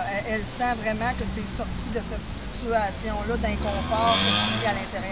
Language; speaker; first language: French; native; French